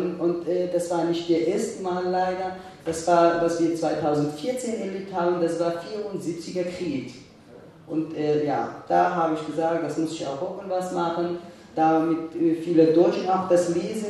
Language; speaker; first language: German; non-native, fluent; Kurdish